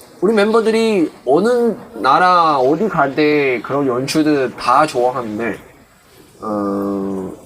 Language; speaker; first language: Korean; non-native, fluent; Chinese